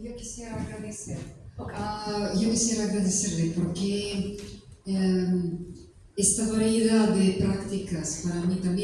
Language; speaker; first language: Spanish; non-native, fluent; Russian